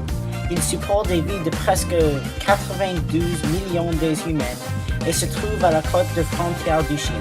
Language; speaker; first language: French; non-native, learner; English